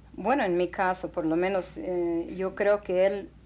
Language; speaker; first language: Spanish; non-native, fluent; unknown